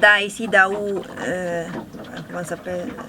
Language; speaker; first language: French; non-native, learner; Italian